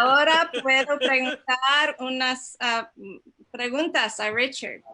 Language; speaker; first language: Spanish; non-native, fluent; English